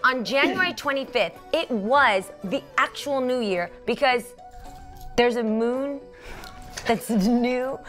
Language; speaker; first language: English; early bilingual, other home language; Vietnamese